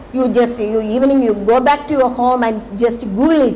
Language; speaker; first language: English; non-native, local second language; Malayalam